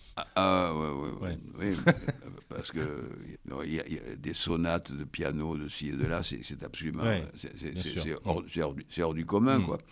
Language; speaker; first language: French; native; French